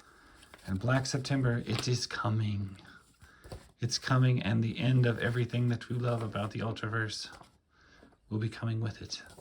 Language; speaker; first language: English; native; English